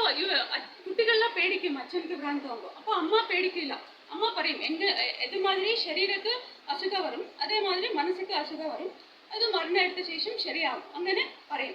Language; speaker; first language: Malayalam; non-native, learner; Kannada